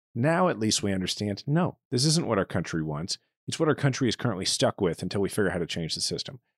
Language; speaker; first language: English; native; English